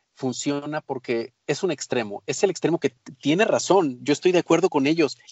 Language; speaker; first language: Spanish; native; Spanish